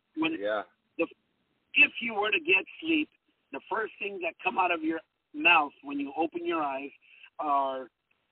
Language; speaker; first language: English; early bilingual, other home language; Spanish